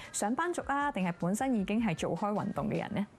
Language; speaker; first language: Cantonese; native; Cantonese